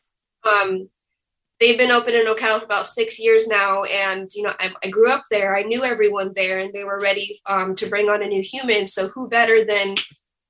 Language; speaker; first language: English; native; English